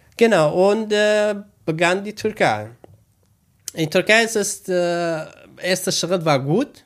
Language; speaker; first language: German; non-native, learner; Kurdish